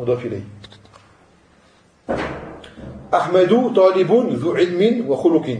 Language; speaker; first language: Arabic; non-native, fluent; French